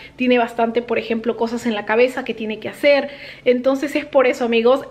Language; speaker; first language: Spanish; native; Spanish